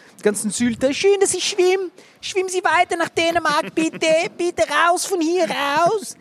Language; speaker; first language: German; early bilingual, other home language; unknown